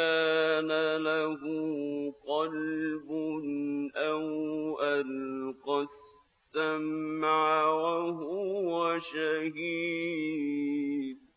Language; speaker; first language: Arabic; native; Arabic